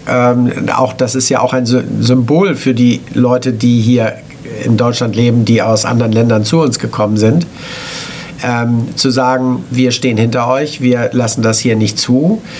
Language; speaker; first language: German; native; German